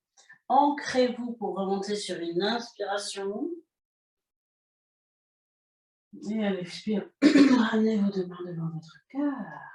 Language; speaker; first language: French; native; French